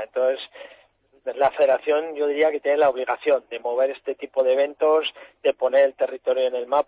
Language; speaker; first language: Spanish; native; Spanish